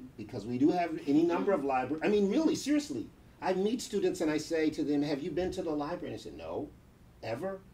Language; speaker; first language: English; native; English